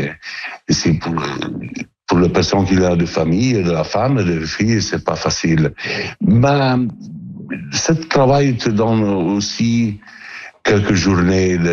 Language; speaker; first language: French; non-native, learner; Italian